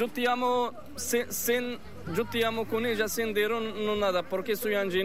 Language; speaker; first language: Spanish; non-native, learner; Arabic